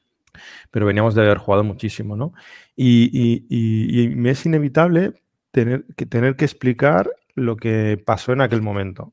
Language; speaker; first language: Spanish; native; Spanish